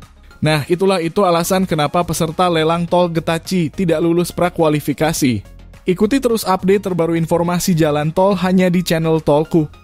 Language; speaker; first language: Indonesian; native; Indonesian